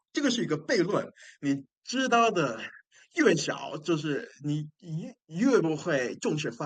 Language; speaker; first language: Chinese; non-native, fluent; English